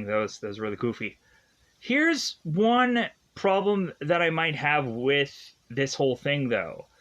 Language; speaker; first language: English; native; English